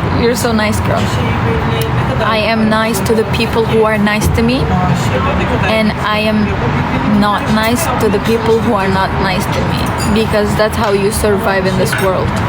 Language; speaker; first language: English; non-native, fluent; Turkish